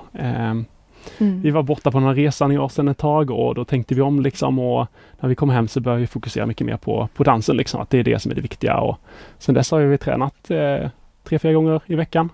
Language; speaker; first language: Swedish; native; Swedish